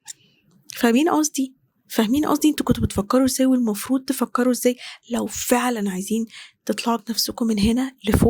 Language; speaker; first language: Arabic; native; Arabic